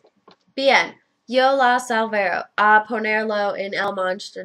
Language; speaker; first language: Spanish; non-native, learner; English